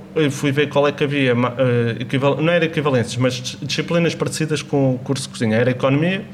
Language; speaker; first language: Portuguese; native; Portuguese